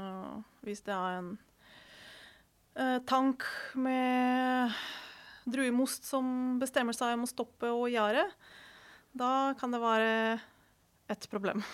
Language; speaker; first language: Norwegian; non-native, fluent; Ukrainian